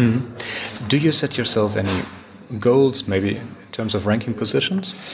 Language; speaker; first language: English; non-native, fluent; German